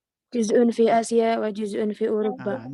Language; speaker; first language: Arabic; non-native, learner; Indonesian